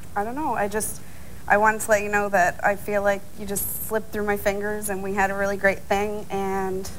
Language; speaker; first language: English; native; English